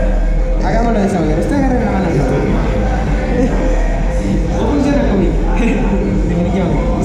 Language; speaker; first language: Spanish; native; Spanish